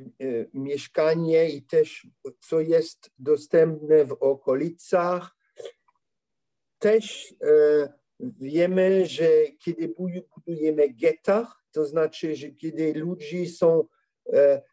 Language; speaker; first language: Polish; non-native, learner; French